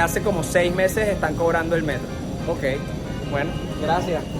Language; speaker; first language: Spanish; native; Spanish